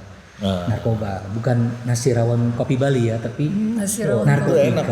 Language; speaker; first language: Indonesian; non-native, local second language; Banjar